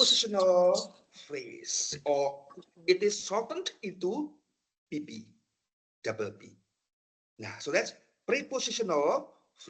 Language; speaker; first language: English; non-native, fluent; Indonesian